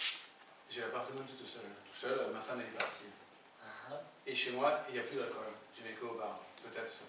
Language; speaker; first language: French; native; French